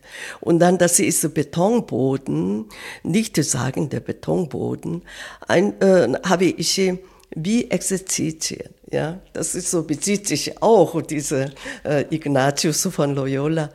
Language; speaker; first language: German; non-native, fluent; Korean